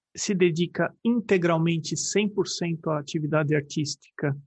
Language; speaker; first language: Portuguese; native; Portuguese